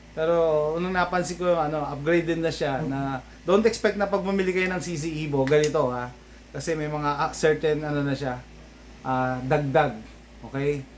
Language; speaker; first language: Filipino; native; Filipino